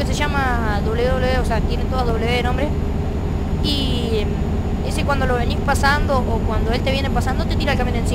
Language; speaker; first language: Spanish; native; Spanish